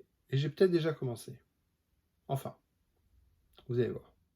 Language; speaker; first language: French; native; French